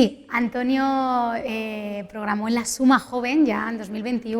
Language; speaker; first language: Spanish; native; Spanish